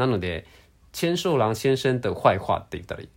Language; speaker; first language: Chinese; non-native, learner; Japanese